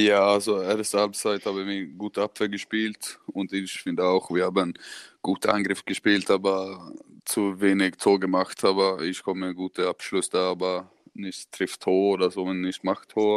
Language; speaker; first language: German; non-native, learner; Swedish